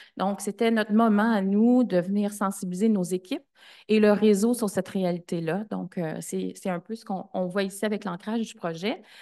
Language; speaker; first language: French; native; French